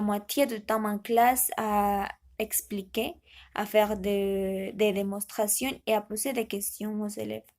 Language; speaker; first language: French; non-native, learner; Spanish